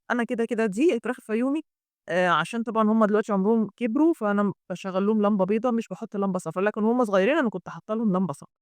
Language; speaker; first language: Egyptian Arabic; native; Egyptian Arabic